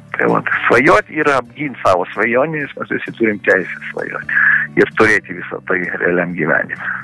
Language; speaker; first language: Lithuanian; early bilingual, heritage; Lithuanian